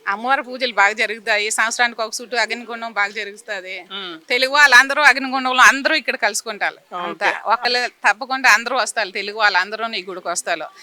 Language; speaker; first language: Telugu; early bilingual, heritage; Telugu